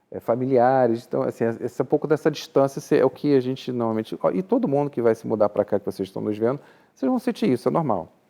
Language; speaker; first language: Portuguese; native; Portuguese